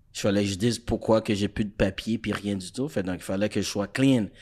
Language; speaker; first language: French; non-native, fluent; English